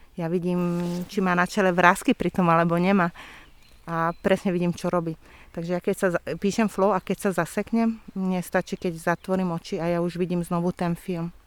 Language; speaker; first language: Slovak; non-native, local second language; Hungarian